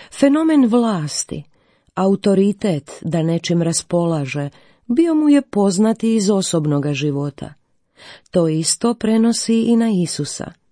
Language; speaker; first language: Croatian; native; Croatian